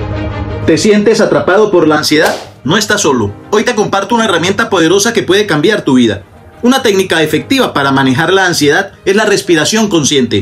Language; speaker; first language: Spanish; native; Spanish